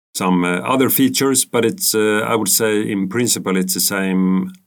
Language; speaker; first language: English; non-native, fluent; Swedish